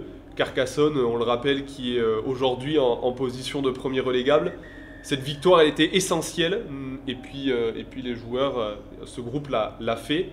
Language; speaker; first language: French; native; French